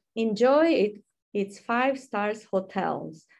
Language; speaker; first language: English; non-native, fluent; Romanian